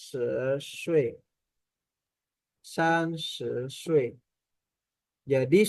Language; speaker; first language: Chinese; non-native, fluent; Indonesian